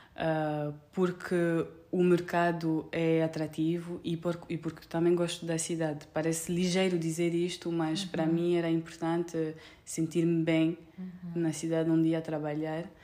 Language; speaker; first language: Portuguese; non-native, fluent; French